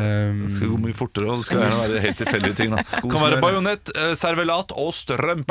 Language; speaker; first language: Norwegian; native; Norwegian